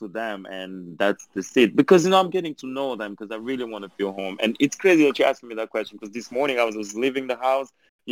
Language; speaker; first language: English; non-native, fluent; French